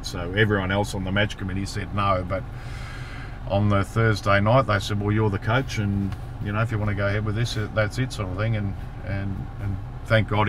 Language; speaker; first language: English; native; English